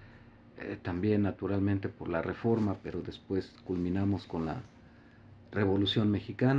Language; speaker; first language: Spanish; native; Spanish